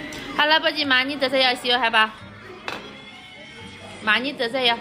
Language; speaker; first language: Korean; non-native, fluent; Chinese